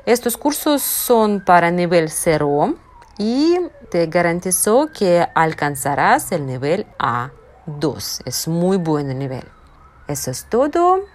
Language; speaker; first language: Spanish; non-native, fluent; Russian